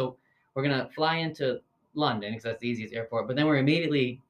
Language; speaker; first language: English; native; English